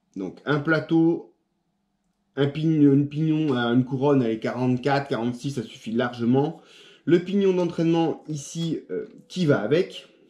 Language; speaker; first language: French; native; French